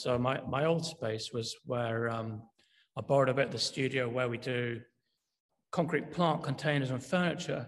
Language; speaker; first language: English; native; English